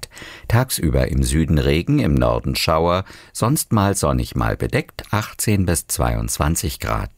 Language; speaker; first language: German; native; German